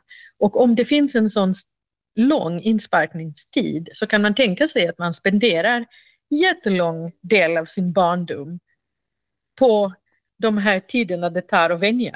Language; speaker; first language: Swedish; non-native, fluent; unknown